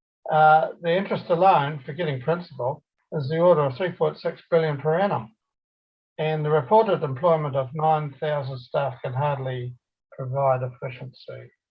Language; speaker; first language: English; native; English